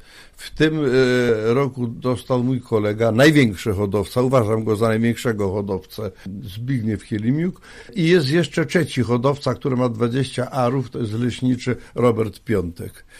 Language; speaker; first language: Polish; native; Polish